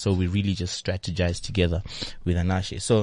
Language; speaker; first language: English; non-native, local second language; Shona